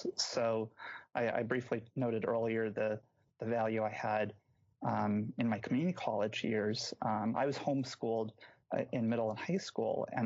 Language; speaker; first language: English; native; English